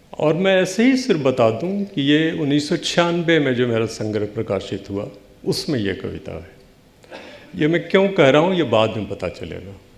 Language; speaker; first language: Hindi; non-native, local second language; Bhojpuri